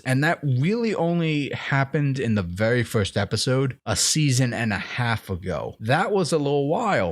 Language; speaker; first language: English; native; English